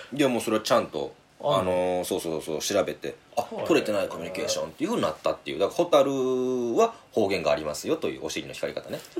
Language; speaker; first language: Japanese; native; Japanese